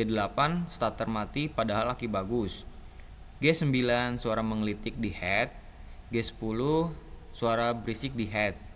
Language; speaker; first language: Indonesian; native; Indonesian